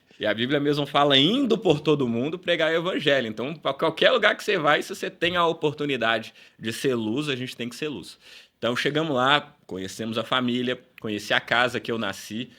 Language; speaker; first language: Portuguese; early bilingual, other home language; Upper Guinea Crioulo